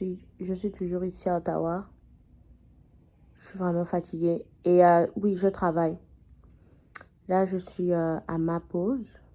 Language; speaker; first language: French; non-native, fluent; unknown